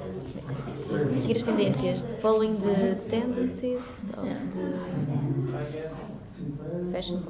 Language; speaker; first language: English; non-native, learner; Portuguese